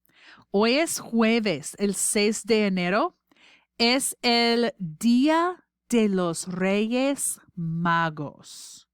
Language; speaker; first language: Spanish; non-native, fluent; English